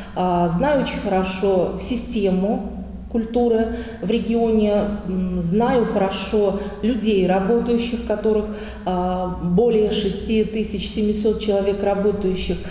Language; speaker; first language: Russian; native; Russian